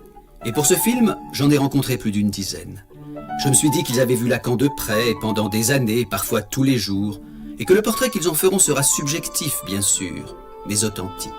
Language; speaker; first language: French; native; French